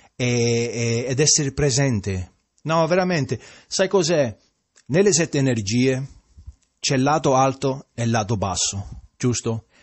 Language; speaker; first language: Italian; non-native, fluent; English